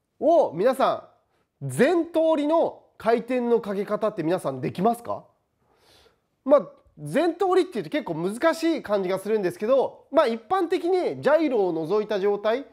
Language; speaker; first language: Japanese; native; Japanese